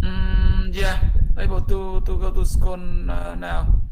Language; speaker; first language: English; non-native, learner; Vietnamese